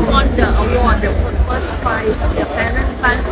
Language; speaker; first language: English; non-native, learner; Thai